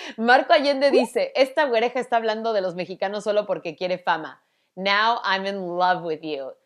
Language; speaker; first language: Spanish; early bilingual, other home language; English